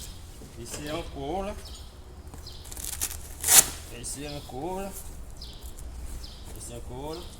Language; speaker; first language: Portuguese; non-native, learner; Haitian Creole